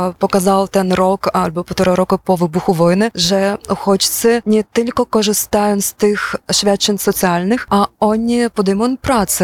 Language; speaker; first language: Polish; non-native, fluent; Ukrainian